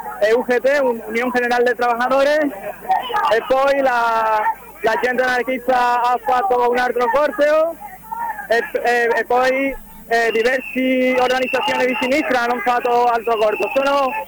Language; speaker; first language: Italian; non-native, learner; Spanish